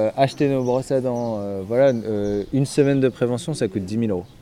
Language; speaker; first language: French; native; French